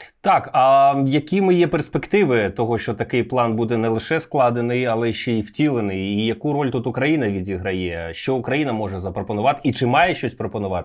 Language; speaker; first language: Ukrainian; native; Ukrainian